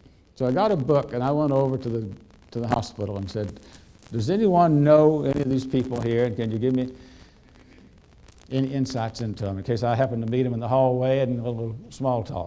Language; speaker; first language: English; native; English